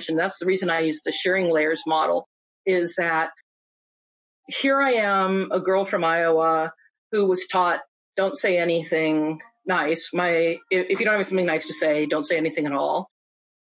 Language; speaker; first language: English; native; English